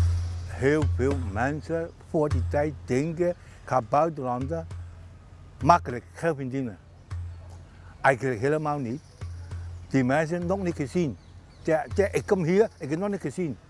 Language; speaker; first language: Dutch; non-native, learner; Cantonese